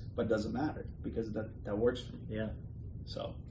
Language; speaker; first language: English; early bilingual, other home language; Bosnian